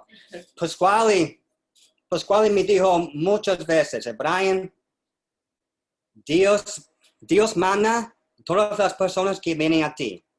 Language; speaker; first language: Spanish; non-native, learner; English